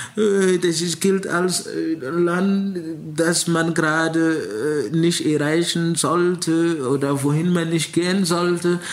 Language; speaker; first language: German; non-native, fluent; Mossi